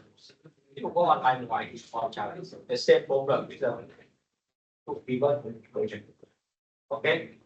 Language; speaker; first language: English; non-native, learner; Vietnamese